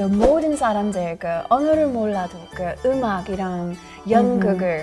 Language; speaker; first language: Korean; non-native, learner; English